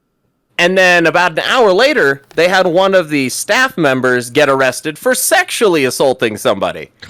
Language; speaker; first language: English; native; English